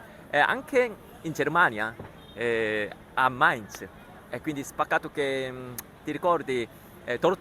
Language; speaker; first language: Italian; non-native, learner; Korean